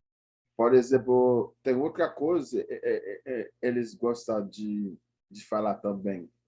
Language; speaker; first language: Portuguese; non-native, fluent; Haitian Creole